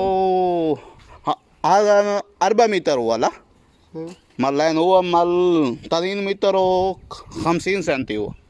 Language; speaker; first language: Arabic; non-native, learner; Punjabi